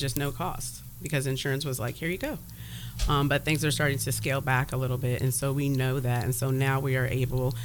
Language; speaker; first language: English; native; English